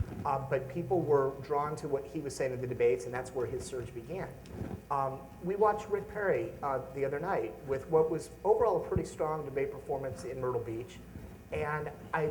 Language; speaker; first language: English; native; English